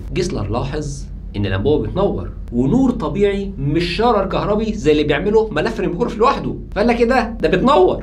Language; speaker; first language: Arabic; native; Arabic